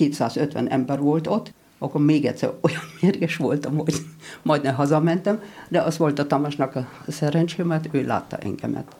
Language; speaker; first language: Hungarian; non-native, learner; German